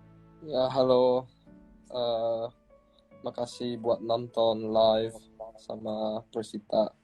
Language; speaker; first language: Indonesian; early bilingual, heritage; English